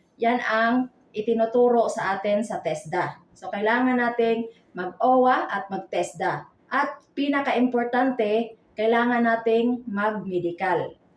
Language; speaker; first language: Filipino; non-native, local second language; Cebuano